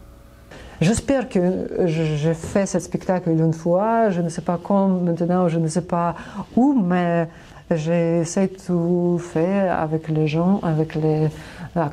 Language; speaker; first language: French; non-native, learner; Russian